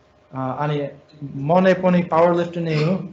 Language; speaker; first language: Nepali; non-native, fluent; English